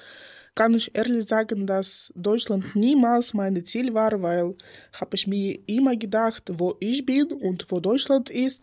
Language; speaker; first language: German; non-native, learner; Ukrainian